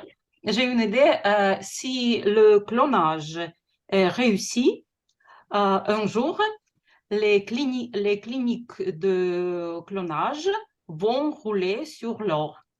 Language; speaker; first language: French; non-native, fluent; Russian